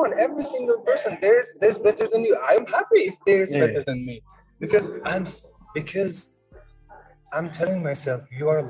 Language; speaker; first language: English; non-native, fluent; Uzbek